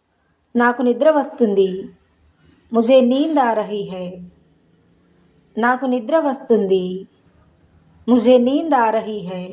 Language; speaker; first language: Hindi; non-native, local second language; Telugu